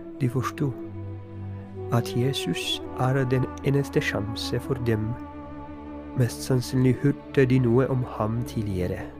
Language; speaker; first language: Norwegian; non-native, fluent; Polish